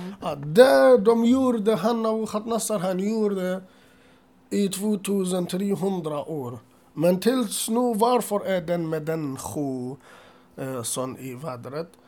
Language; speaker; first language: Swedish; non-native, learner; Assyrian Neo-Aramaic